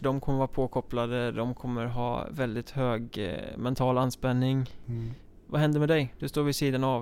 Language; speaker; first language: Swedish; native; Swedish